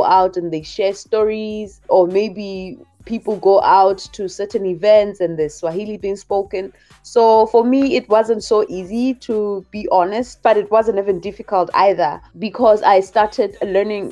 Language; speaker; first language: English; non-native, local second language; Southern Sotho